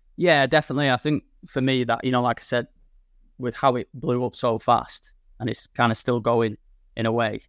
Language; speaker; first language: English; native; English